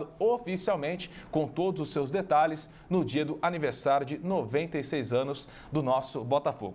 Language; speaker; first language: Portuguese; native; Portuguese